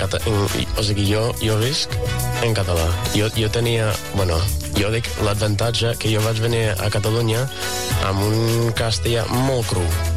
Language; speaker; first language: Catalan; non-native, fluent; English